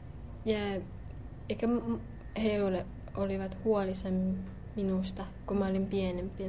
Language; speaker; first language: Finnish; non-native, learner; Chinese